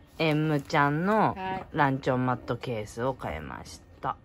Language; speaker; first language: Japanese; native; Japanese